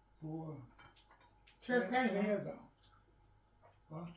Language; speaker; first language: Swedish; non-native, local second language; Thai